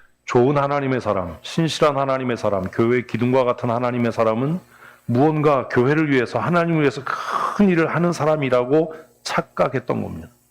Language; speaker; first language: Korean; native; Korean